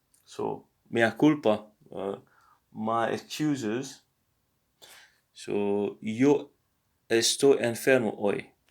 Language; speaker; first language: Spanish; non-native, learner; English